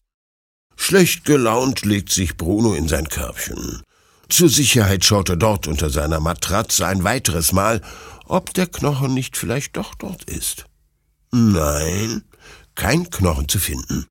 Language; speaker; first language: German; native; German